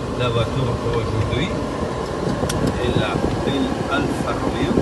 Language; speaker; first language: French; non-native, learner; Spanish